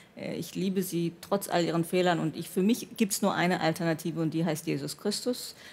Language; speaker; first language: German; native; German